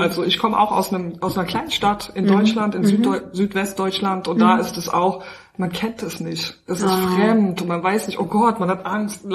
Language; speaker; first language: German; native; German